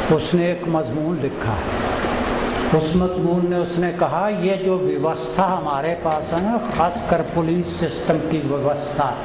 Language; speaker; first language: Hindi; non-native, local second language; Punjabi